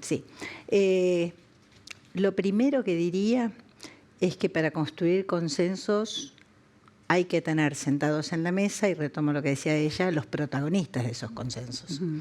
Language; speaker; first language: Spanish; native; Spanish